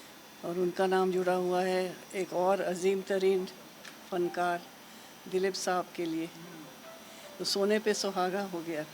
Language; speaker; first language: Hindi; native; Hindi